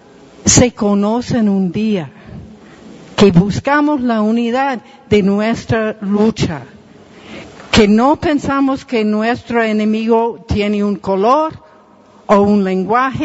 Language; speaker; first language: Spanish; non-native, fluent; English